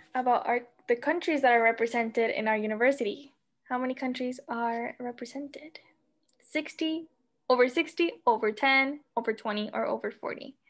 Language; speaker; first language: English; non-native, fluent; Spanish